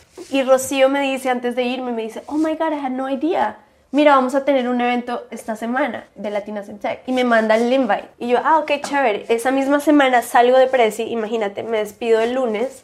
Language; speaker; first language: Spanish; early bilingual, heritage; Spanish